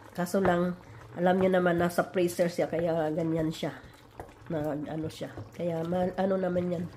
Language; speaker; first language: Filipino; non-native, local second language; Cebuano